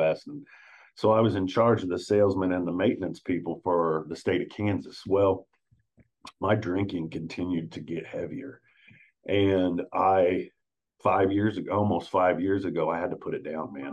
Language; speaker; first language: English; native; English